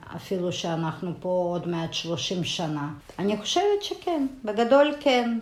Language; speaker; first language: Hebrew; non-native, fluent; Kazakh